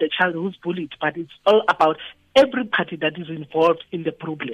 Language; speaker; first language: English; non-native, local second language; Tswana